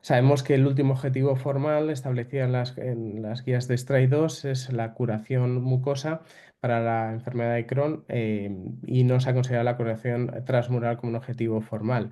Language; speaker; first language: Spanish; native; Spanish